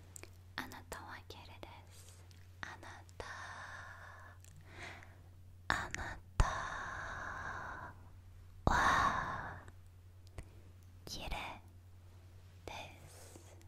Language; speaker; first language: Japanese; non-native, learner; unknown